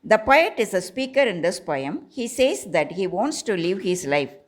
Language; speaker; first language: English; non-native, local second language; Tamil